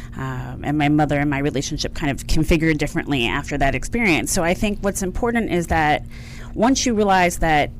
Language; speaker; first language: English; native; English